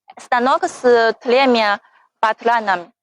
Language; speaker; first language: Russian; non-native, learner; Chinese